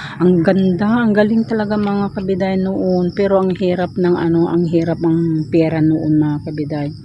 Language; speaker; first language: Filipino; non-native, local second language; Iloko